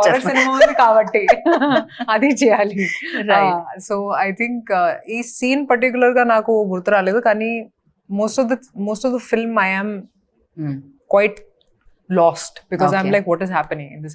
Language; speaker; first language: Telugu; non-native, fluent; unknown